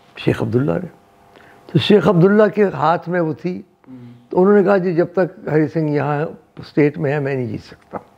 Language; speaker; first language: Hindi; non-native, local second language; Dogri